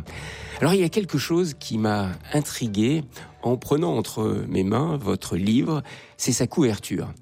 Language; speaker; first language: French; native; French